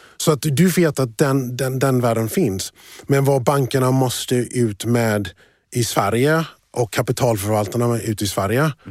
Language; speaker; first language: Swedish; early bilingual, other home language; English